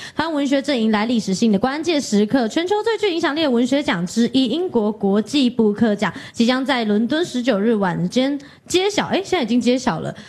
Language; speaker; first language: Chinese; native; Chinese